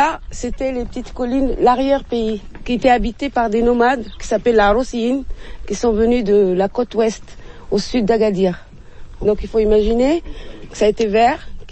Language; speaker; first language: French; non-native, local second language; Arabic